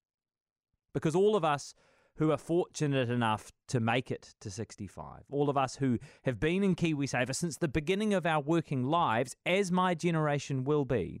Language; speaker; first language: English; native; English